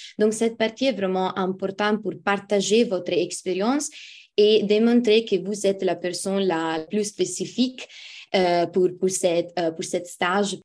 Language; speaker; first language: French; non-native, fluent; Italian